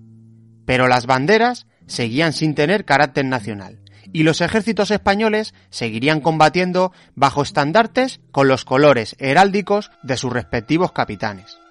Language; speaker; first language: Spanish; native; Spanish